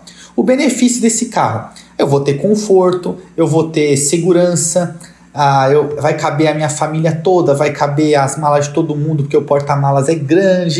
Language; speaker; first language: Portuguese; native; Portuguese